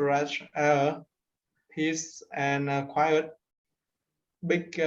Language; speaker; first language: English; non-native, learner; Vietnamese